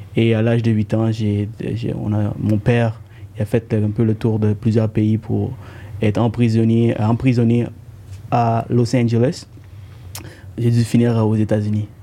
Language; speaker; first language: French; early bilingual, other home language; Tamil